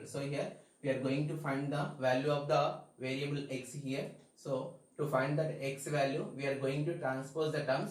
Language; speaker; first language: English; non-native, local second language; Telugu